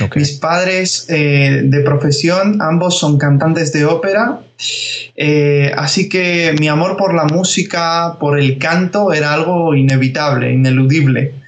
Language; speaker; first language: Spanish; early bilingual, other home language; Georgian